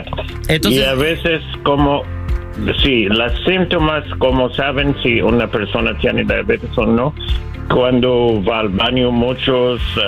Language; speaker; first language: Spanish; non-native, learner; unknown